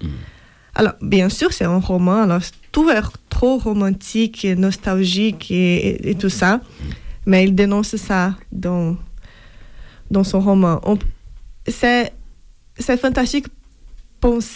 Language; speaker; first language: French; non-native, fluent; Portuguese